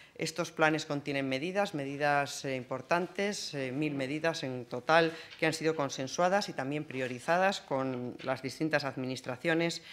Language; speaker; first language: Spanish; native; Spanish